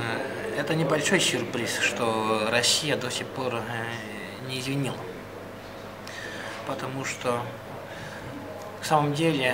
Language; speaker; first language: Russian; non-native, fluent; Estonian